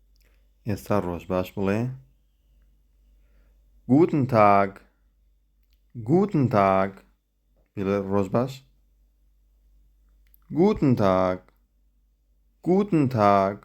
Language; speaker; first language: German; non-native, fluent; Central Kurdish